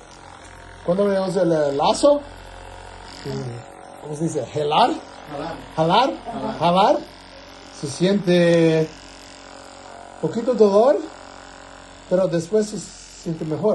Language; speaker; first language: Spanish; non-native, learner; English